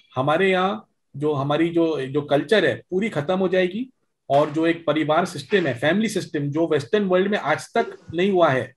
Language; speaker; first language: Hindi; native; Hindi